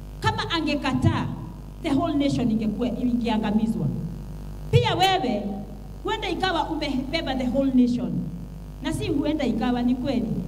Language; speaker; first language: Swahili; non-native, local second language; Kikuyu